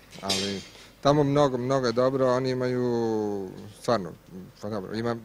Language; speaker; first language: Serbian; non-native, learner; Italian